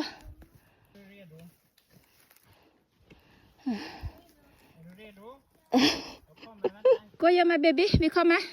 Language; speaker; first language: Swedish; non-native, learner; Thai